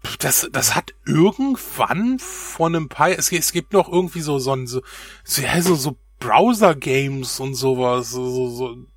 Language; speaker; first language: German; native; German